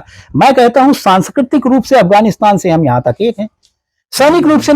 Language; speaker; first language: Hindi; native; Hindi